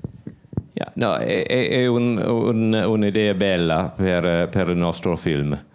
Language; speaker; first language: Italian; non-native, learner; English